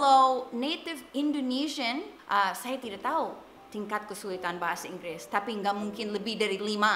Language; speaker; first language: Indonesian; non-native, fluent; English